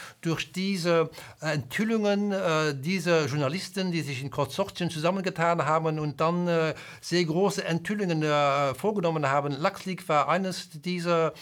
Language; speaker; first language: German; non-native, local second language; Luxembourgish